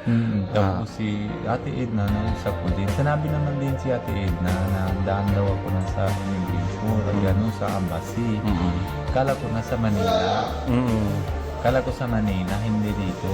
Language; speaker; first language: Filipino; non-native, learner; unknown